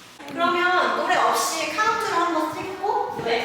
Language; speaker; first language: Korean; native; Korean